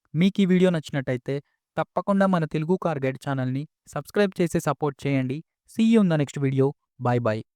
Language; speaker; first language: Telugu; native; Telugu